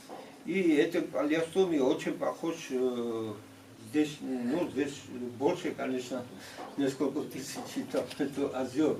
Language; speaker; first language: Russian; non-native, fluent; Georgian